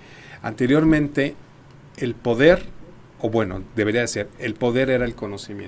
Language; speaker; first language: Spanish; native; Spanish